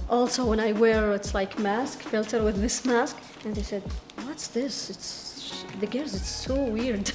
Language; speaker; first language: English; non-native, learner; Arabic